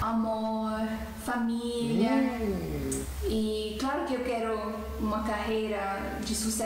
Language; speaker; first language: Portuguese; non-native, fluent; Estonian